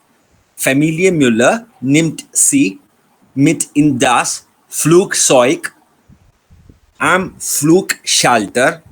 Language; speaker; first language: German; non-native, learner; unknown